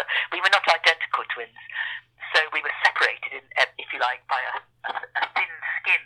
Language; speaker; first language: English; native; English